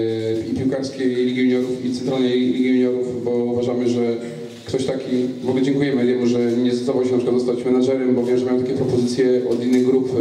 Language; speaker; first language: Polish; native; Polish